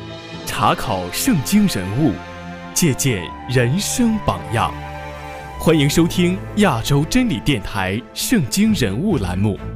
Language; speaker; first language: Chinese; native; Chinese